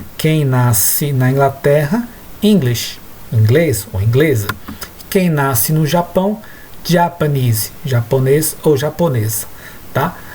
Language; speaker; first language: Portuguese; native; Portuguese